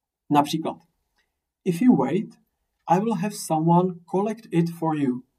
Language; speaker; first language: English; non-native, fluent; Czech